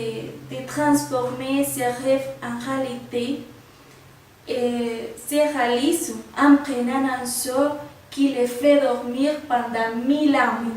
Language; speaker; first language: French; non-native, learner; Spanish